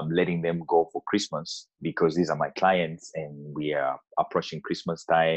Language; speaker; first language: English; non-native, local second language; Ganda